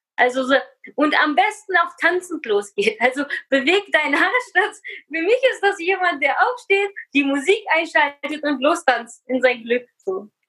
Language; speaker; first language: German; early bilingual, other home language; Russian